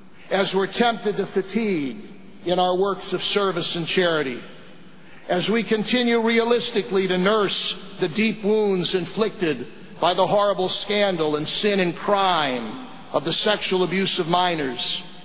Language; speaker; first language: English; native; English